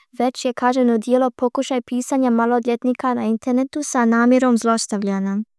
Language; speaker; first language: Croatian; early bilingual, heritage; Croatian